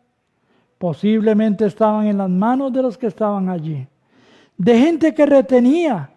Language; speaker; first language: Spanish; native; Spanish